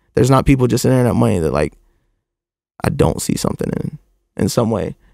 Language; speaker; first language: English; native; English